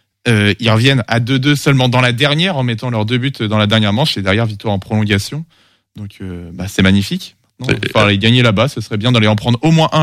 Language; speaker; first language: French; native; French